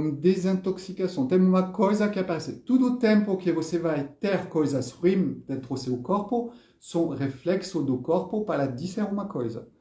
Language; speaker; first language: Portuguese; non-native, fluent; French